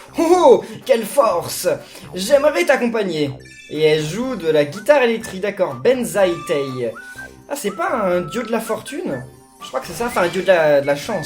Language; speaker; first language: French; native; French